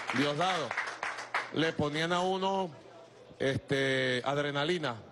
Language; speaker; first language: Spanish; native; Spanish